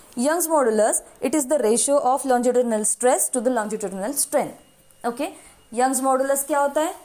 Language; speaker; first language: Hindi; non-native, local second language; Marathi